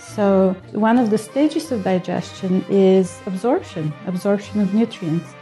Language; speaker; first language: English; non-native, fluent; Bulgarian